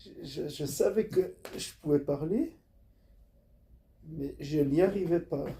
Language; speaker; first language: French; native; French